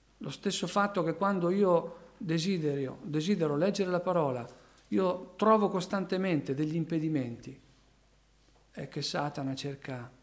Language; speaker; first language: Italian; native; Italian